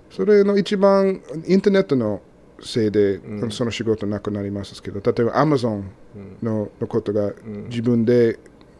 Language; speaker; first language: Japanese; non-native, learner; English